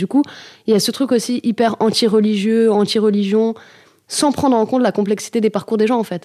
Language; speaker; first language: French; native; French